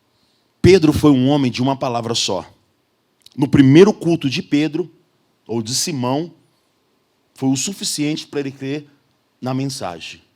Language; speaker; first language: Portuguese; native; Portuguese